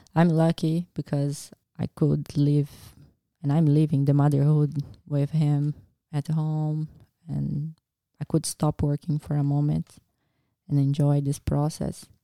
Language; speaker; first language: English; non-native, learner; Portuguese